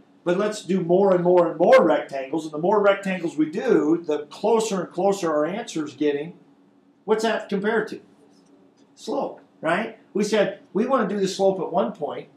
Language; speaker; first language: English; native; English